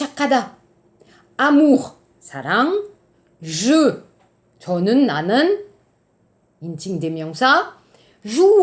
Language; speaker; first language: Korean; non-native, fluent; French